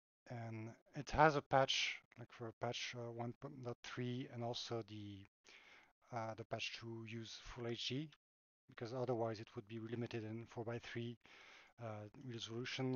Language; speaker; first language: English; non-native, fluent; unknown